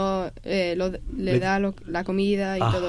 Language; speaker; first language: Spanish; early bilingual, heritage; Spanish